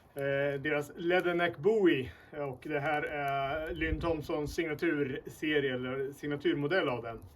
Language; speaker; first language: Swedish; native; Swedish